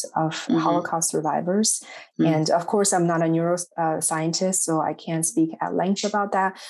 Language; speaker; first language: English; non-native, fluent; Chinese